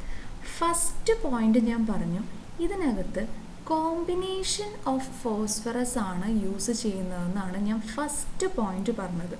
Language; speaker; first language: Malayalam; native; Malayalam